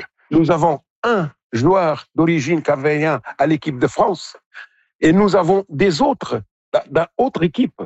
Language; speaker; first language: French; non-native, fluent; Portuguese